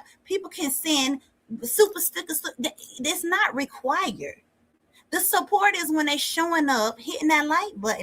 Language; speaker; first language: English; native; English